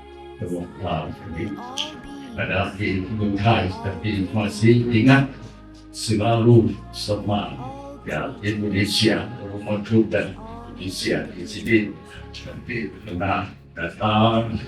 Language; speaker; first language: Indonesian; non-native, learner; Thai